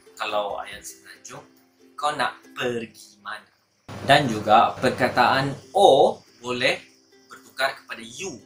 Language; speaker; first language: Malay; native; Malay